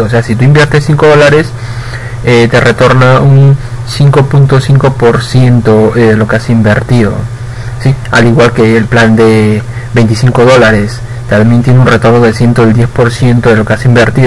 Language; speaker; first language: Spanish; native; Spanish